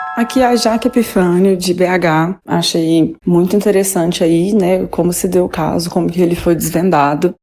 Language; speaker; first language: Portuguese; native; Portuguese